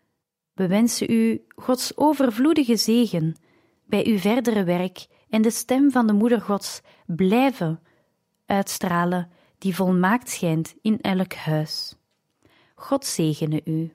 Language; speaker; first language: Dutch; native; Dutch